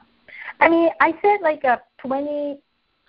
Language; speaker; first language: English; non-native, fluent; Japanese